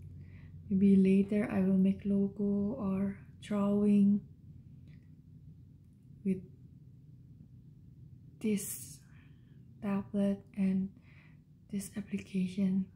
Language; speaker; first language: English; non-native, learner; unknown